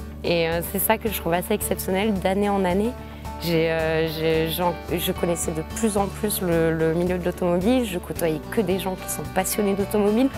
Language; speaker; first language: French; native; French